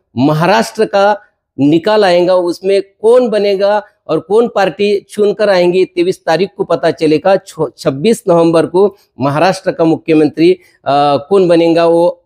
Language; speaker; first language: Hindi; non-native, local second language; Marathi